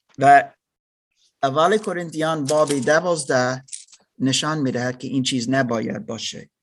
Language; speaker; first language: Persian; non-native, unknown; English